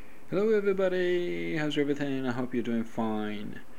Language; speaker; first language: English; non-native, fluent; Japanese